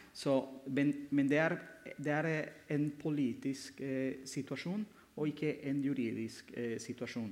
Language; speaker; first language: Norwegian; non-native, fluent; Spanish